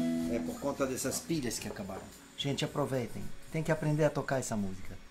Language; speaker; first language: Portuguese; non-native, fluent; French